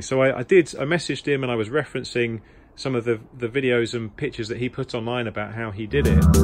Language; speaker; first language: English; native; English